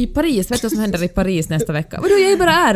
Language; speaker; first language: Swedish; native; Swedish